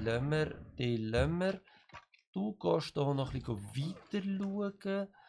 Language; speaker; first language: German; native; German